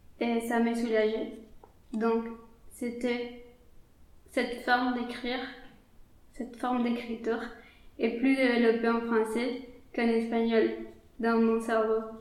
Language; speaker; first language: French; non-native, fluent; Spanish